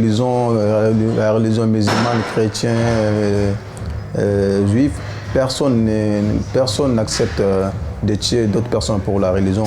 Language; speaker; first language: French; non-native, local second language; Soninke